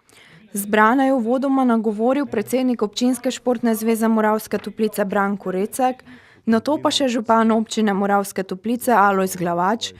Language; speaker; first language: Slovenian; native; Slovenian